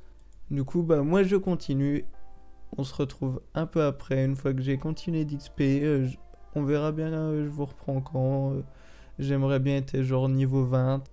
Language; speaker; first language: French; native; French